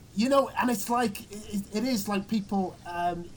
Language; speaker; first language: English; native; English